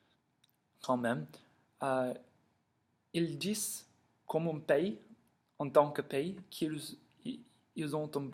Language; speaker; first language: French; non-native, learner; English